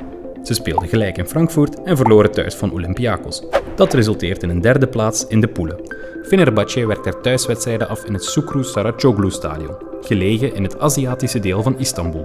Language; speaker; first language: Dutch; native; Dutch